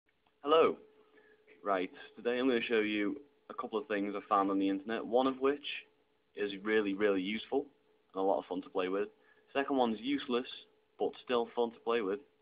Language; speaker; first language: English; native; English